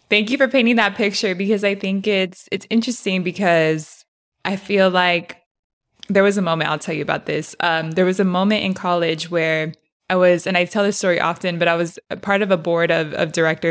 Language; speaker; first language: English; early bilingual, other home language; Spanish